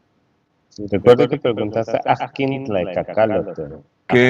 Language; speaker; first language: Spanish; non-native, fluent; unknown